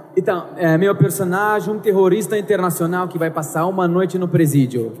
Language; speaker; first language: Portuguese; non-native, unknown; Arabic